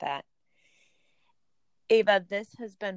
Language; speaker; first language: English; native; English